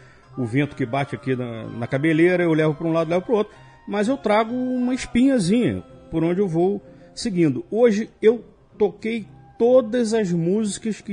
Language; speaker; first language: Portuguese; native; Portuguese